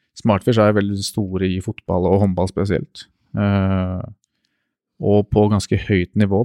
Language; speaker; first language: Norwegian; native; Norwegian